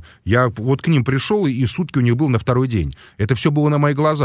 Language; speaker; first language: Russian; native; Russian